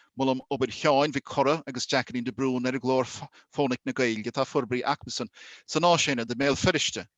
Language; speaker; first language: Irish; native; Irish